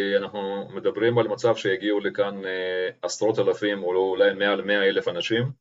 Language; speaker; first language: Hebrew; non-native, fluent; Russian